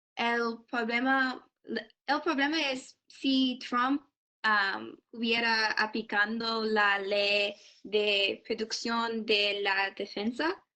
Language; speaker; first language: Spanish; non-native, learner; English